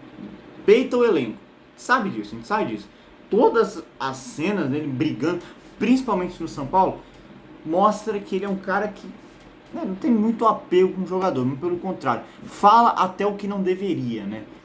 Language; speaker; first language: Portuguese; native; Portuguese